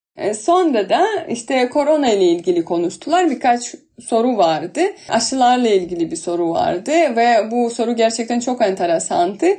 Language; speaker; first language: Turkish; non-native, fluent; Russian